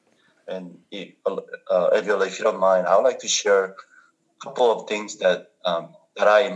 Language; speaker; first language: English; non-native, fluent; Korean